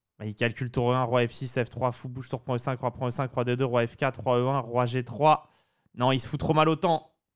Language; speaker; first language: French; native; French